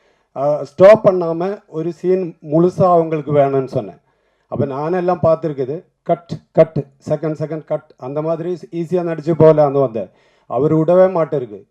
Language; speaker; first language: Tamil; non-native, learner; Malayalam